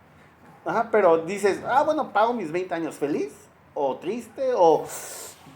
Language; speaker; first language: Spanish; native; Spanish